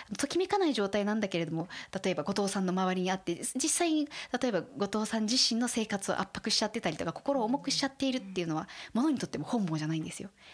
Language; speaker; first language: Japanese; native; Japanese